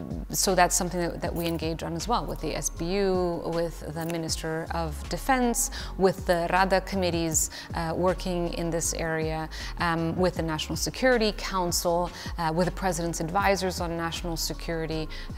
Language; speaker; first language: English; early bilingual, other home language; Ukrainian